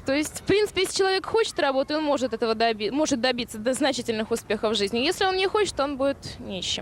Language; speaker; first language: Russian; native; Russian